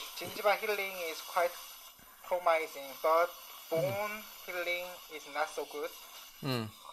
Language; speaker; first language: English; non-native, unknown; Korean